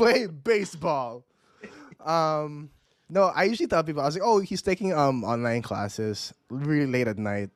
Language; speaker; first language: English; non-native, local second language; Filipino